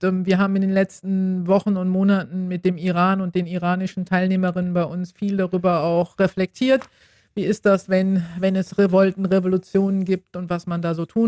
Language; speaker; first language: German; native; German